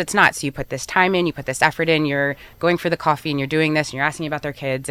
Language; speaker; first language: English; native; English